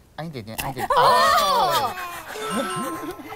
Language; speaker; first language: Chinese; native; Chinese